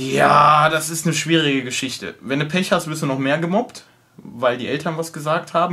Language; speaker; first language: German; native; German